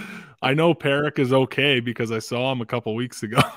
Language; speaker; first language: English; native; English